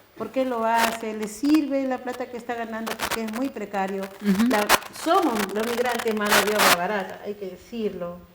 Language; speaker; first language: Spanish; native; Spanish